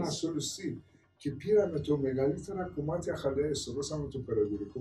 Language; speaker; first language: Greek; non-native, learner; Persian